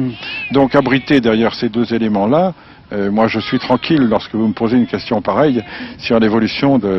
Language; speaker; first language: French; native; French